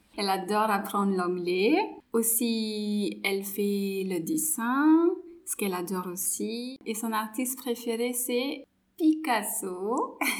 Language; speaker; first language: French; non-native, fluent; Marathi